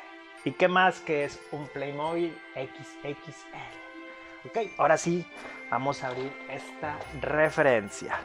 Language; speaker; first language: Spanish; native; Spanish